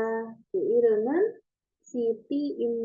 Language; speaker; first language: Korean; non-native, learner; Indonesian